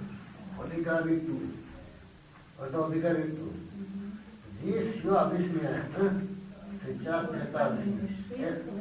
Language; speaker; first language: Russian; non-native, learner; Bangla